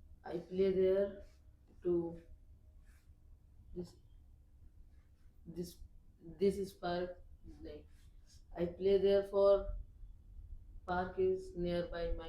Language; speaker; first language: English; non-native, learner; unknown